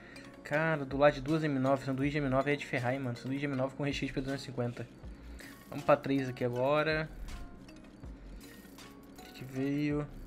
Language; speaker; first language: Portuguese; native; Portuguese